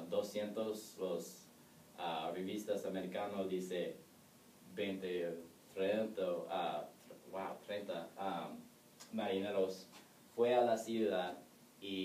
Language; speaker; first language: Spanish; non-native, learner; English